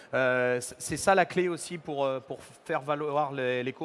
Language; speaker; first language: French; native; French